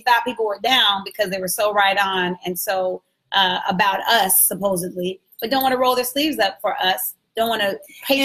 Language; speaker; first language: English; native; English